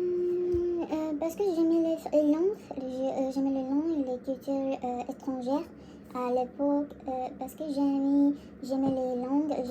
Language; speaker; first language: French; non-native, learner; Korean